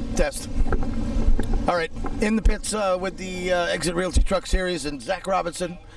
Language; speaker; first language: English; native; English